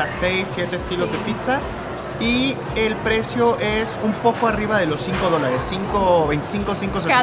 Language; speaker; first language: Spanish; native; Spanish